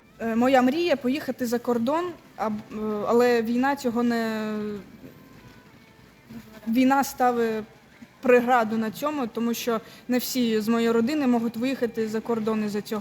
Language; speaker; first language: Ukrainian; non-native, local second language; Russian